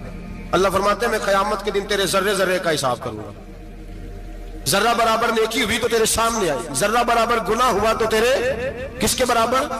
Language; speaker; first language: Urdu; non-native, local second language; Punjabi